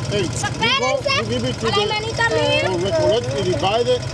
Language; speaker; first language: English; non-native, fluent; Spanish